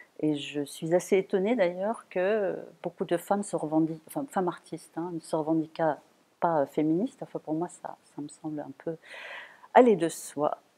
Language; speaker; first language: French; non-native, fluent; German